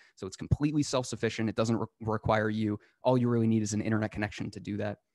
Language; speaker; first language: English; native; English